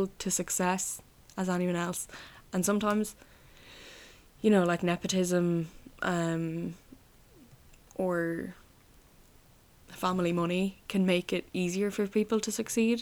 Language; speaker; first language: English; native; English